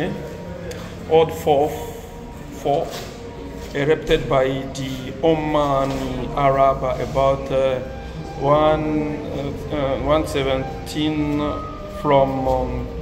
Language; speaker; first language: English; non-native, learner; Lingala